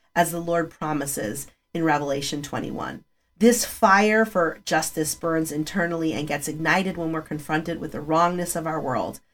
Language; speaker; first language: English; early bilingual, other home language; Spanish